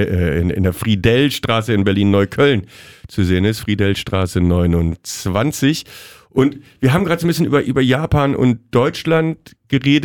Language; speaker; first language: German; native; German